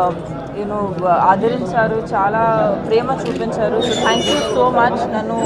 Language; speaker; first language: Telugu; non-native, fluent; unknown